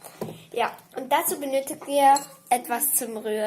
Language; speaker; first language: German; native; German